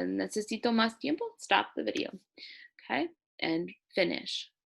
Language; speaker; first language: Spanish; non-native, learner; English